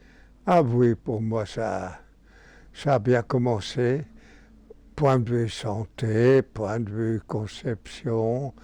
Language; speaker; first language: French; non-native, local second language; German